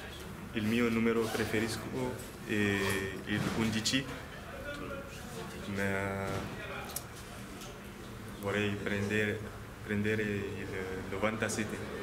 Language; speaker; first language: Italian; non-native, learner; French